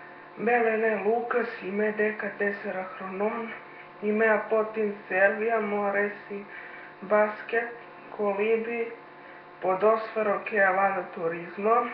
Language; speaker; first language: Greek; non-native, learner; Serbian